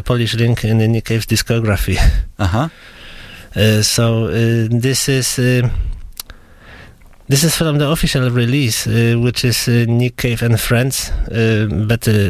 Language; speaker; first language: English; non-native, fluent; Polish